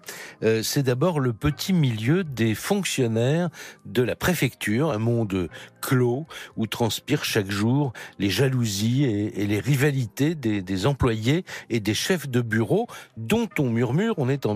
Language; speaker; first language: French; native; French